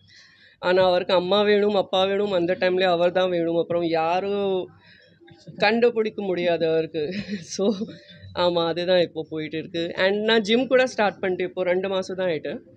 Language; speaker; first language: Tamil; non-native, learner; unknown